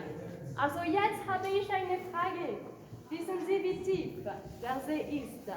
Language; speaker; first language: German; non-native, local second language; French